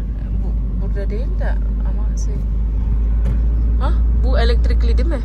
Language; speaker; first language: Turkish; non-native, learner; Indonesian